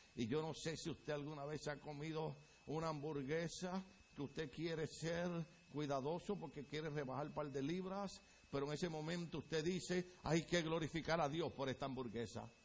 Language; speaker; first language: Spanish; native; Spanish